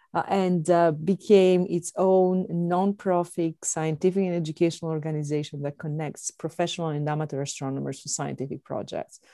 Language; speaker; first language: English; non-native, fluent; Greek